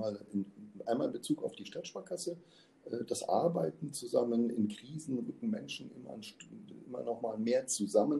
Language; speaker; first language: German; native; German